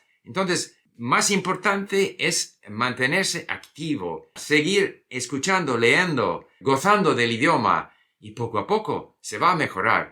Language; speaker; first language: Spanish; non-native, fluent; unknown